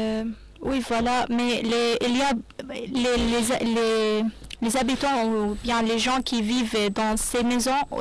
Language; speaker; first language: French; non-native, learner; Arabic